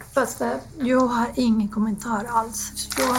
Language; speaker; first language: Swedish; non-native, fluent; Spanish